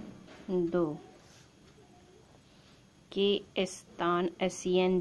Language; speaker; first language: Spanish; non-native, learner; Hindi